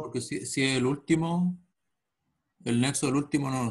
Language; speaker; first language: Spanish; native; Spanish